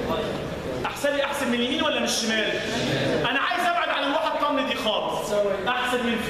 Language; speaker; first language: Arabic; native; Arabic